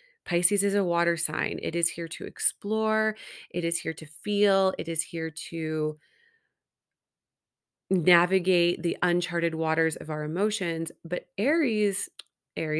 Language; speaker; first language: English; native; English